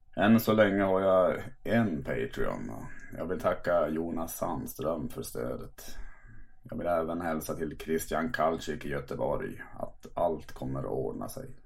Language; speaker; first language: Swedish; native; Swedish